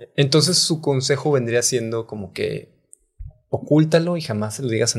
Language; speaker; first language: Spanish; native; Spanish